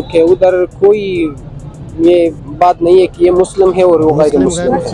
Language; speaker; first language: Hindi; non-native, local second language; Pashto